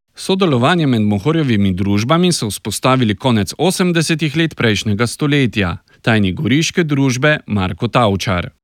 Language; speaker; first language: Slovenian; native; Slovenian